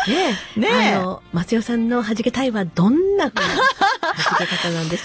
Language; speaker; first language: Japanese; native; Japanese